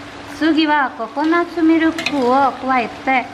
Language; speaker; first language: Japanese; non-native, learner; Indonesian